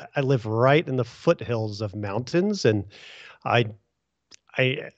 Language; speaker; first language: English; early bilingual, other home language; Hindi